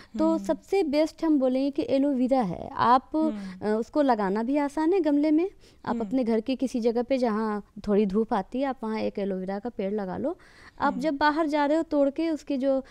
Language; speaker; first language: Hindi; native; Hindi